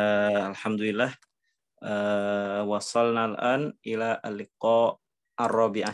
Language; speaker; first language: Arabic; non-native, fluent; Indonesian